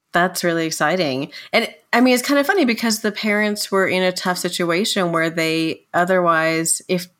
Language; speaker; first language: English; native; English